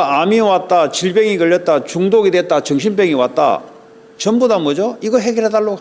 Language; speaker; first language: Korean; native; Korean